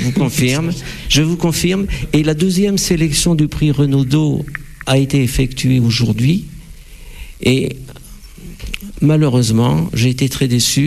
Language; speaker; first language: French; native; French